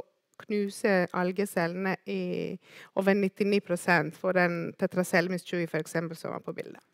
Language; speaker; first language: Norwegian; non-native, fluent; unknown